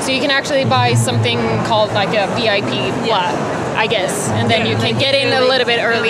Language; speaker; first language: English; non-native, fluent; Swedish